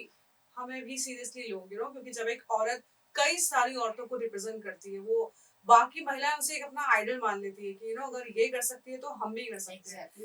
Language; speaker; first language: Hindi; native; Hindi